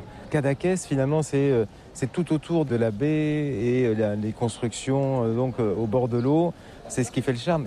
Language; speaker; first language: French; native; French